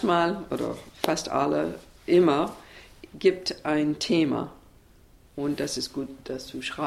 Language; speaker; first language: German; non-native, learner; English